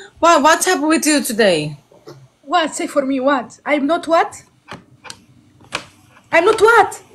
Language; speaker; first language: English; non-native, learner; Arabic